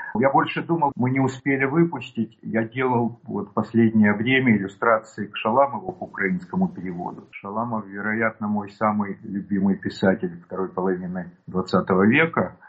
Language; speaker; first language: Russian; native; Russian